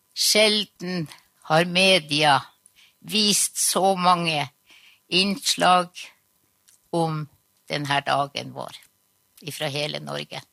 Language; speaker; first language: Norwegian; non-native, local second language; Northern Sami